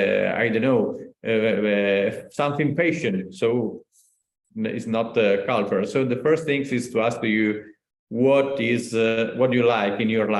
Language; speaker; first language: English; non-native, learner; Italian